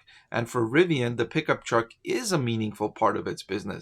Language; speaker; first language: English; native; English